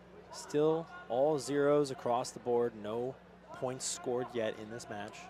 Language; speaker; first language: English; native; English